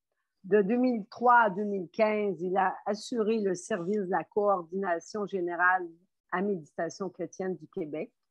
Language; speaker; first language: French; native; French